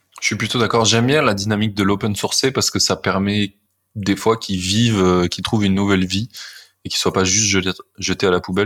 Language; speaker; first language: French; native; French